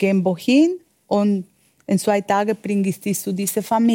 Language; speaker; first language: German; non-native, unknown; Spanish